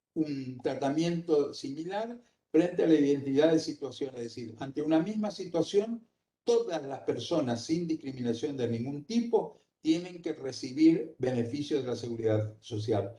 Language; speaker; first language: Spanish; native; Spanish